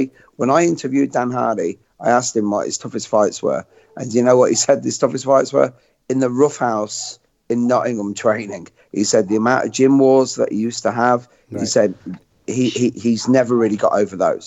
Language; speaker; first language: English; native; English